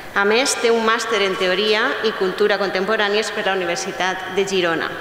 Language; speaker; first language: Catalan; native; Catalan